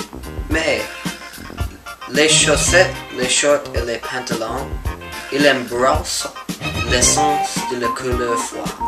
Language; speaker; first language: French; non-native, learner; English